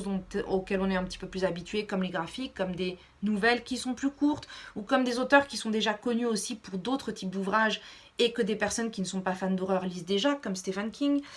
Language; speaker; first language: French; native; French